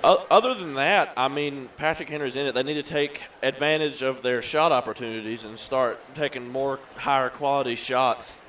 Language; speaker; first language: English; native; English